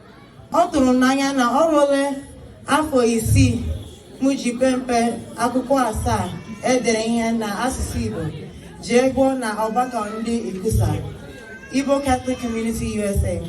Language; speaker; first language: Igbo; early bilingual, heritage; Igbo